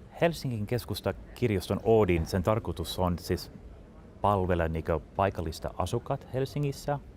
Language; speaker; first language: Finnish; non-native, fluent; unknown